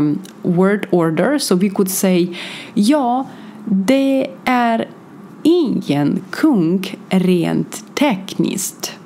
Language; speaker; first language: Swedish; non-native, fluent; Ukrainian